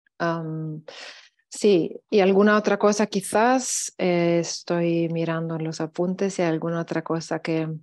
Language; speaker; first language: Spanish; native; Spanish